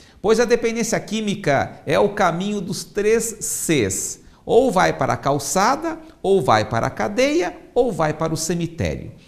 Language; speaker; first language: Portuguese; native; Portuguese